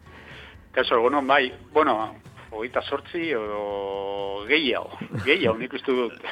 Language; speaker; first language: Basque; non-native, local second language; Spanish